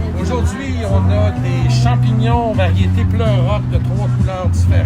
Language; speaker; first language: French; native; French